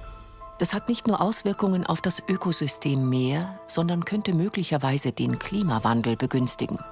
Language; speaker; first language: German; native; German